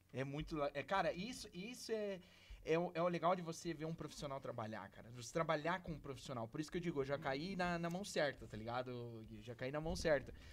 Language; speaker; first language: Portuguese; native; Portuguese